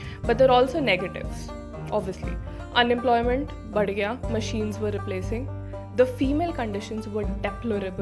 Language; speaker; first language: English; non-native, local second language; Hindi